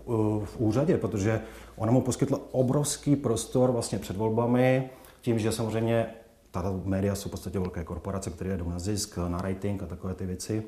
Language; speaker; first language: Czech; native; Czech